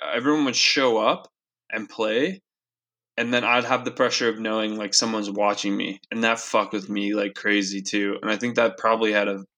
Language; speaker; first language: English; native; English